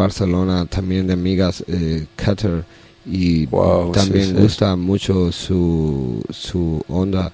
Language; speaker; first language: Spanish; non-native, learner; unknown